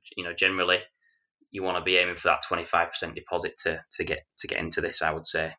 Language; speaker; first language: English; native; English